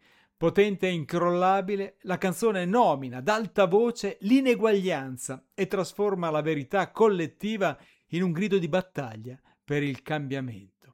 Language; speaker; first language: Italian; native; Italian